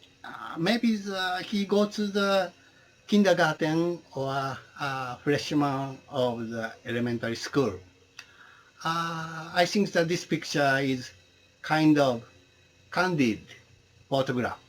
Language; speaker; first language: English; non-native, learner; Japanese